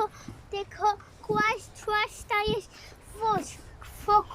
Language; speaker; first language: Polish; early bilingual, heritage; Polish